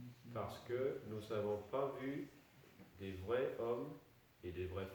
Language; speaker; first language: French; non-native, fluent; Danish